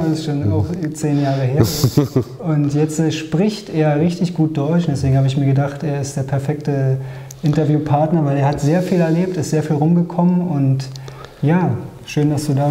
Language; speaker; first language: German; native; German